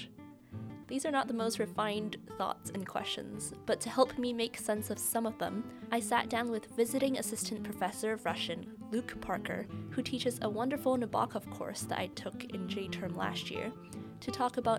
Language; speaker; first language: English; non-native, local second language; Cantonese